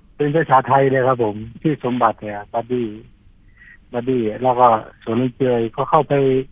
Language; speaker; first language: Thai; native; Thai